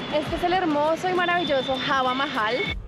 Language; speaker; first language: Spanish; native; Spanish